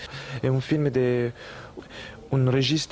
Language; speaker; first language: Italian; non-native, fluent; French